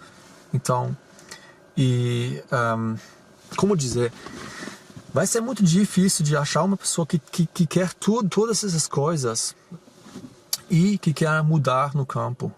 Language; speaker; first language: Portuguese; non-native, fluent; German